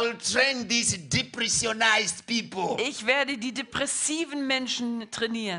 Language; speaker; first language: German; non-native, fluent; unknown